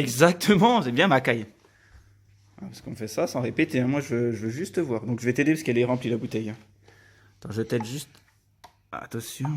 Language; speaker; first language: French; native; French